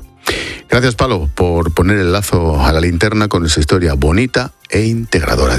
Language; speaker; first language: Spanish; native; Spanish